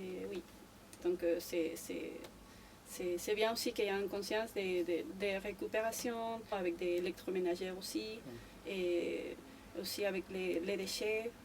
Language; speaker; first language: French; non-native, fluent; Spanish